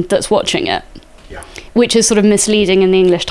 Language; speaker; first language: English; native; English